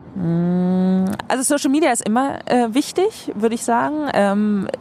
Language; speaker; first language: German; non-native, fluent; Swedish